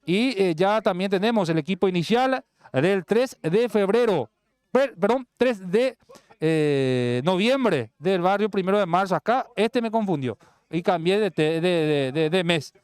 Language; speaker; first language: Spanish; native; Spanish